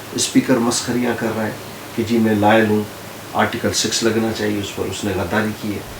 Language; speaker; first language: Urdu; non-native, local second language; Sindhi